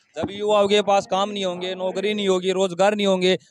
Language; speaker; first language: Hindi; native; Hindi